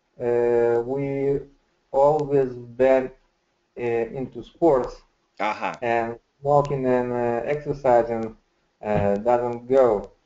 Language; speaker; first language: English; non-native, learner; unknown